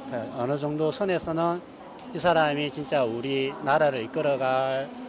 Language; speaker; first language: Korean; native; Korean